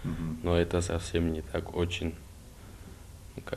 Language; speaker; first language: Russian; non-native, local second language; Karachay-Balkar